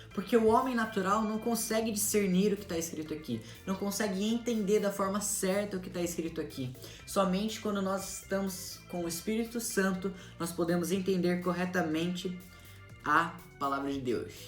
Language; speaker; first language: Portuguese; native; Portuguese